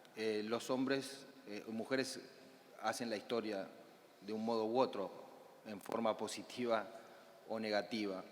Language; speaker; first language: Spanish; native; Spanish